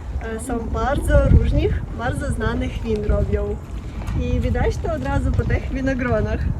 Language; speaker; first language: Polish; non-native, learner; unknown